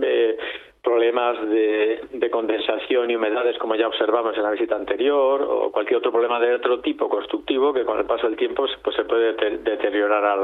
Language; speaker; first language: Spanish; native; Spanish